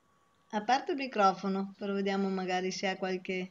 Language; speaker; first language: Italian; native; Italian